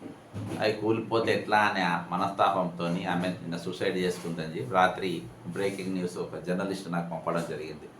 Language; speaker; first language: Telugu; native; Telugu